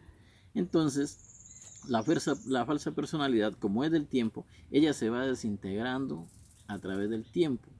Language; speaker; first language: Spanish; native; Spanish